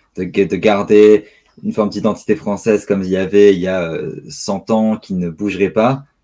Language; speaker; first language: French; native; French